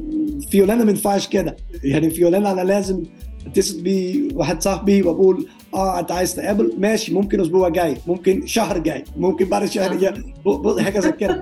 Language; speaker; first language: Arabic; non-native, learner; Dutch